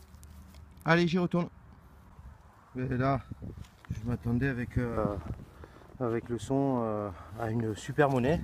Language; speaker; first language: French; native; French